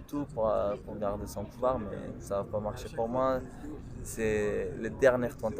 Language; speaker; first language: French; non-native, local second language; Kurdish